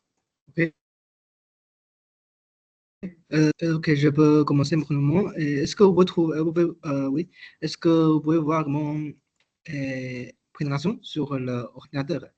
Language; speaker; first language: French; non-native, learner; Chinese